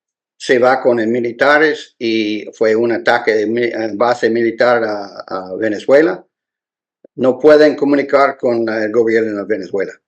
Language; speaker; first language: Spanish; non-native, learner; English